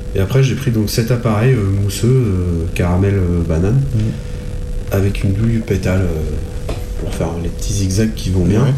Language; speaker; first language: French; native; French